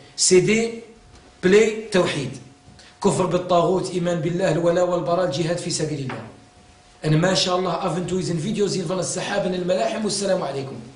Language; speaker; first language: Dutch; early bilingual, other home language; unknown